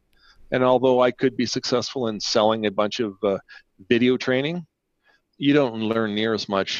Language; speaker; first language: English; non-native, fluent; Spanish